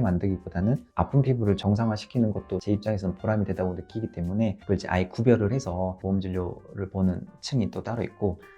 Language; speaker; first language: Korean; native; Korean